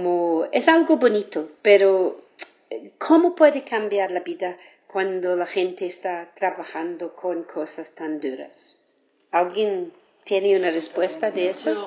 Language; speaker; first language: Spanish; non-native, fluent; English